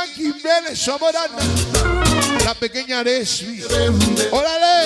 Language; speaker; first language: Spanish; native; Spanish